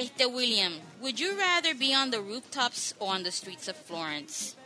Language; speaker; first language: English; non-native, local second language; Spanish